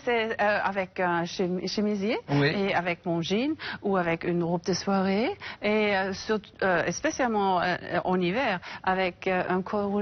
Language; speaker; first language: French; non-native, fluent; English